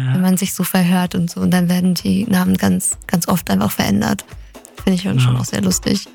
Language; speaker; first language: German; native; German